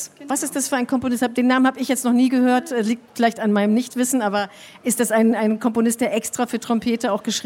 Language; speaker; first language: German; native; German